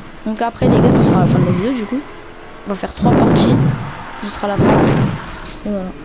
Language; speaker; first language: French; native; French